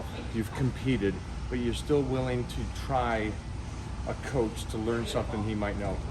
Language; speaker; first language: English; native; English